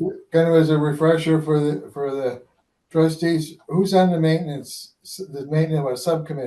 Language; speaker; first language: English; native; English